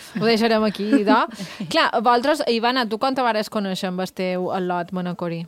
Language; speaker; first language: Catalan; native; Catalan